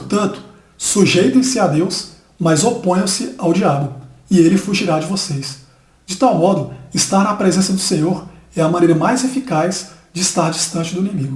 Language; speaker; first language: Portuguese; native; Portuguese